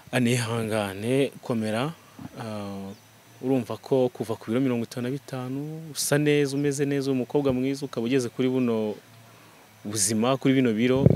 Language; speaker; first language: Kinyarwanda; native; Kinyarwanda